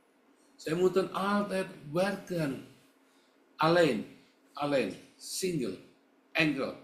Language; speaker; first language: Dutch; non-native, learner; Indonesian